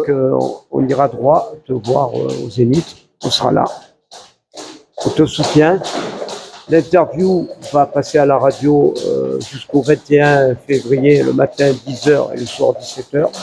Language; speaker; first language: French; native; French